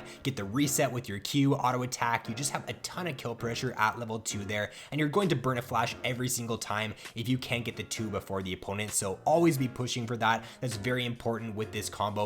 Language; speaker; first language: English; native; English